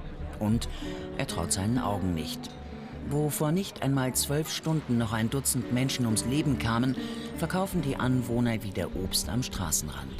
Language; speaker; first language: German; native; German